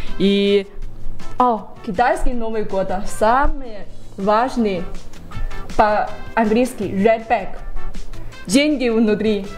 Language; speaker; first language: Russian; non-native, learner; Chinese